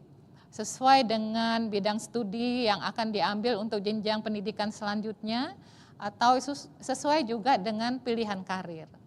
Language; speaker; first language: Indonesian; native; Indonesian